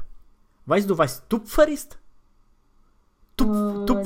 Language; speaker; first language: German; non-native, fluent; Romanian